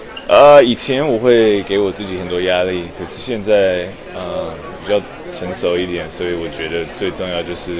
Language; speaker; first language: Chinese; early bilingual, heritage; English